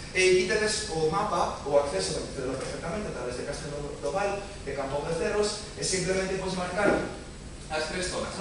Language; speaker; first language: Spanish; native; Spanish